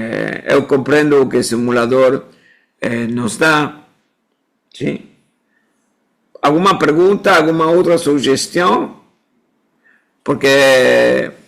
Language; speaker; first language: Portuguese; non-native, fluent; Spanish